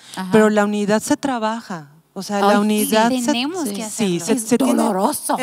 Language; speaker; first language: Spanish; native; Spanish